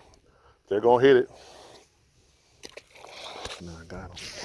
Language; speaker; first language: English; native; English